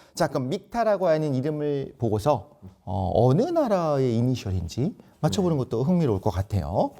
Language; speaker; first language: Korean; native; Korean